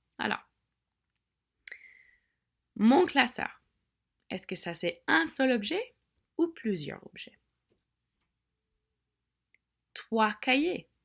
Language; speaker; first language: French; non-native, fluent; English